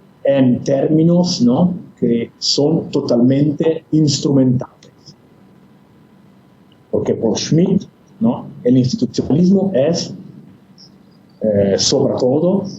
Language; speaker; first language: Spanish; non-native, fluent; Italian